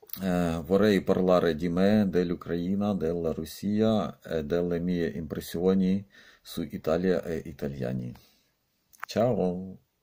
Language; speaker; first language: Italian; non-native, learner; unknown